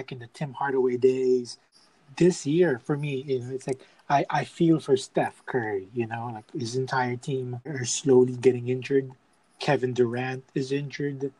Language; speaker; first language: English; non-native, local second language; Filipino